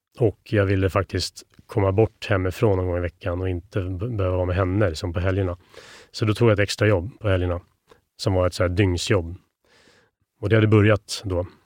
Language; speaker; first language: Swedish; native; Swedish